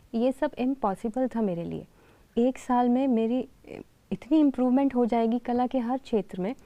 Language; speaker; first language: Hindi; native; Hindi